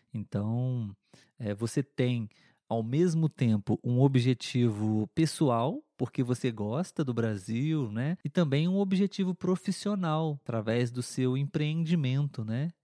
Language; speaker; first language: Portuguese; native; Portuguese